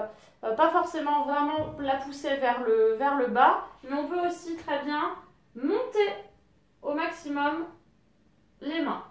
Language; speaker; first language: French; native; French